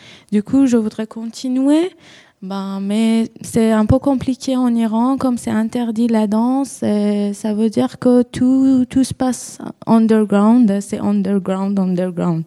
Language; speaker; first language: French; non-native, learner; Persian